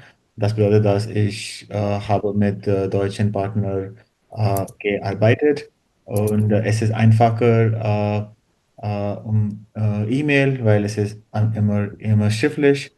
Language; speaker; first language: German; non-native, learner; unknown